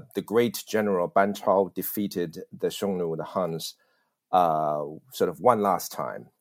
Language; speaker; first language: English; early bilingual, other home language; Chinese